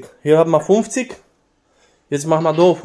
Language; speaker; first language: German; non-native, learner; Slovak